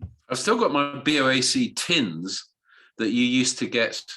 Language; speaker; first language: English; native; English